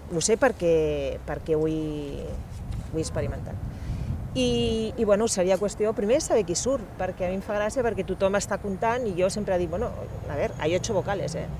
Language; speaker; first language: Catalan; non-native, local second language; Spanish